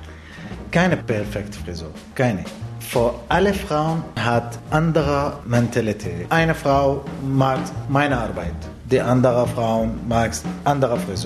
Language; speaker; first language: German; non-native, learner; Arabic